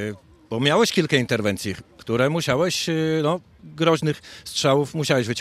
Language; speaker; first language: Polish; native; Polish